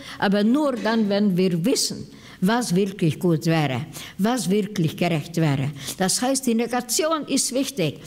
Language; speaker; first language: German; non-native, fluent; Hungarian